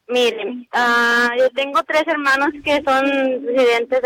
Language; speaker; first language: Spanish; early bilingual, other home language; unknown